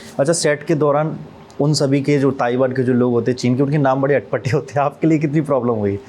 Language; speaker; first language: Hindi; native; Hindi